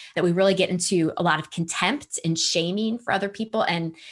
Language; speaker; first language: English; native; English